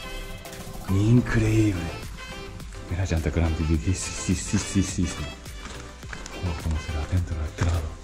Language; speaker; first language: Spanish; non-native, learner; Japanese